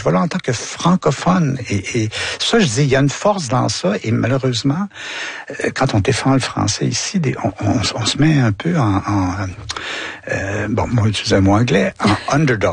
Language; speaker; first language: French; native; French